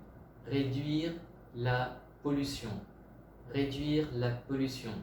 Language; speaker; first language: French; non-native, fluent; Vietnamese